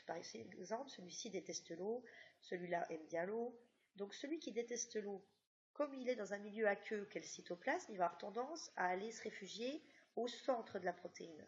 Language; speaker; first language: French; native; French